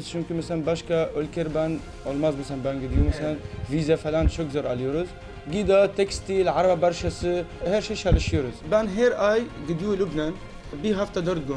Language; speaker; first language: Turkish; non-native, learner; Arabic